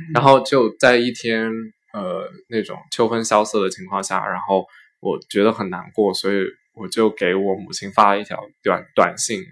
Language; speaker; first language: Chinese; native; Chinese